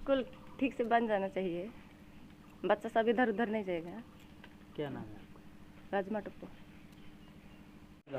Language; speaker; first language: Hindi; non-native, local second language; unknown